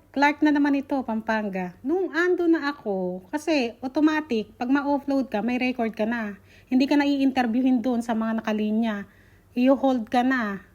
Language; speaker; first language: Filipino; native; Filipino